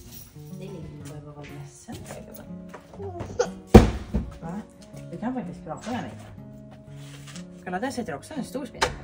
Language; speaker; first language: Swedish; native; Swedish